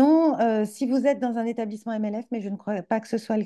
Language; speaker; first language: French; native; French